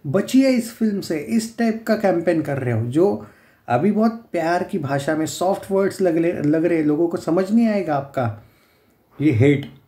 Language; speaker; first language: Hindi; non-native, local second language; Marathi